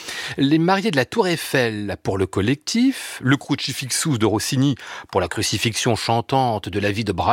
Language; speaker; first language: French; native; French